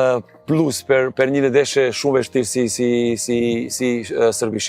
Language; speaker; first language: Albanian; non-native, learner; Serbian